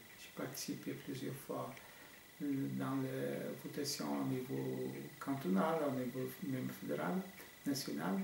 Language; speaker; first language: French; non-native, fluent; Portuguese